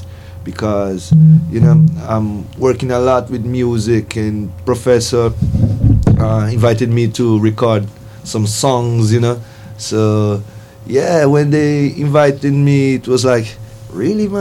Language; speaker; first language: English; non-native, fluent; Portuguese